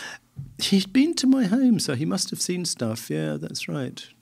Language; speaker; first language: English; native; English